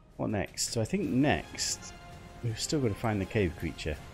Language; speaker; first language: English; native; English